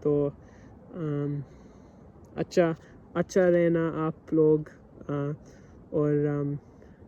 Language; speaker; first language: Hindi; non-native, learner; English